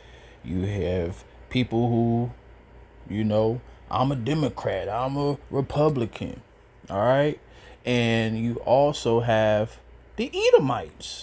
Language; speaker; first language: English; native; English